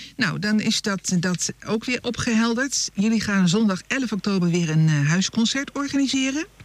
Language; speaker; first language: Dutch; native; Dutch